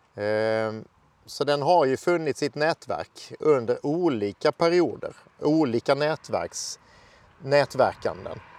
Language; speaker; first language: Swedish; native; Swedish